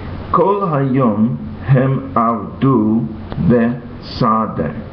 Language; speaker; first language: Hebrew; non-native, learner; English